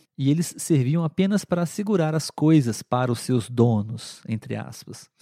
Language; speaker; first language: Portuguese; native; Portuguese